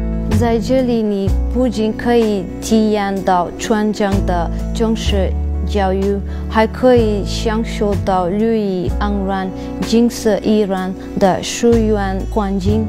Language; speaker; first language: Chinese; non-native, fluent; Arabic